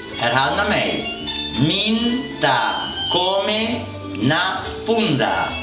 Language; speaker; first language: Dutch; non-native, local second language; Papiamento